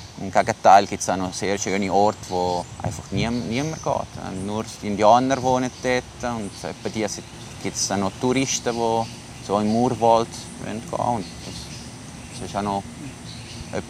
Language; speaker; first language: German; non-native, local second language; Italian